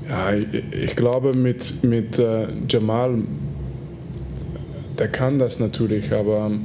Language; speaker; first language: German; non-native, fluent; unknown